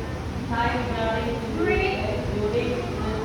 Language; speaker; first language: English; non-native, learner; Indonesian